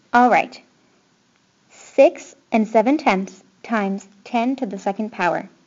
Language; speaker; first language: English; native; English